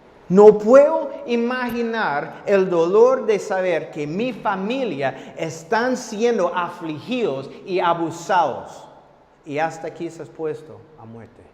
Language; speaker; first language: Spanish; non-native, fluent; English